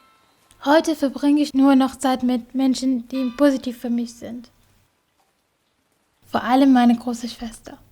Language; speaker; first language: German; non-native, fluent; Kurdish